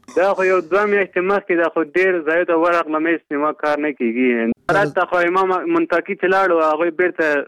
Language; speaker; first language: Pashto; native; Pashto